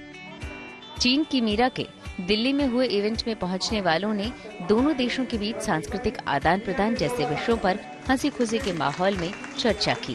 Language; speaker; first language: Hindi; native; Hindi